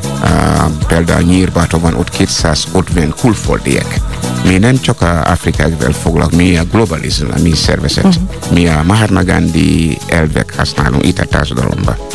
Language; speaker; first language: Hungarian; non-native, fluent; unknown